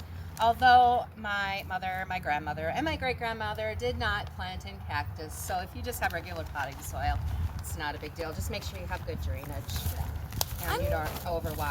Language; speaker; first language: English; native; English